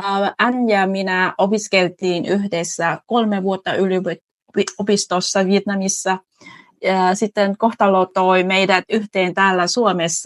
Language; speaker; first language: Finnish; non-native, fluent; Vietnamese